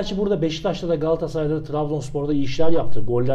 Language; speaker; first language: Turkish; native; Turkish